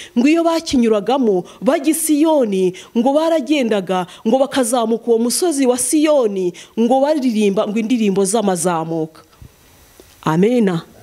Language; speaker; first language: Kinyarwanda; native; Kinyarwanda